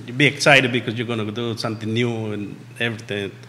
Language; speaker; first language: English; non-native, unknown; Spanish